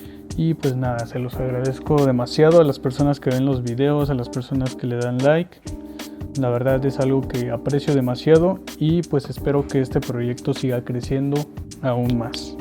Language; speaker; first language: Spanish; native; Spanish